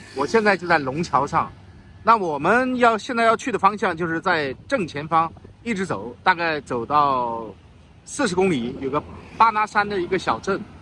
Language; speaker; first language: Chinese; native; Chinese